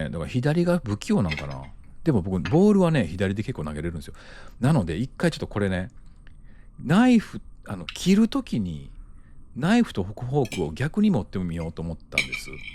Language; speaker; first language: Japanese; native; Japanese